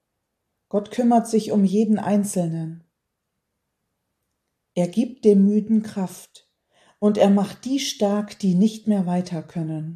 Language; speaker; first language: German; native; German